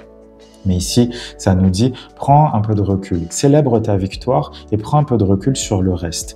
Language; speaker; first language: French; native; French